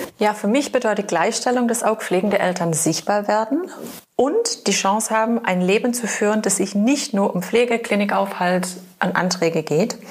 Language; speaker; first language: German; non-native, fluent; English